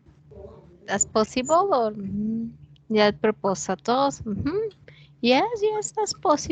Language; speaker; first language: English; non-native, learner; Spanish